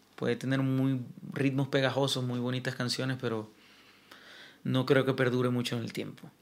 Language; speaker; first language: Spanish; native; Spanish